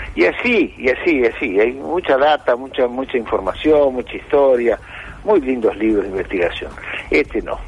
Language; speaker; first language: Spanish; native; Spanish